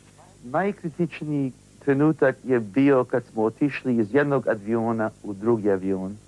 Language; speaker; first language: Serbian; early bilingual, heritage; English